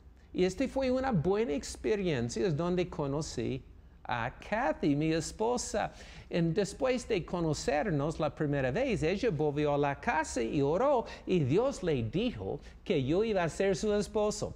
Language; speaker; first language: Spanish; non-native, fluent; English